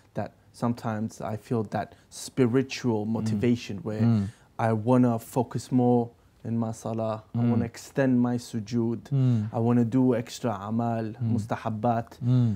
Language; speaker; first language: English; native; English